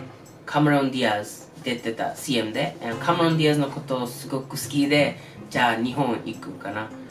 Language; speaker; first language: Japanese; non-native, learner; English